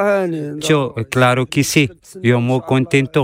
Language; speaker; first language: Spanish; non-native, learner; Arabic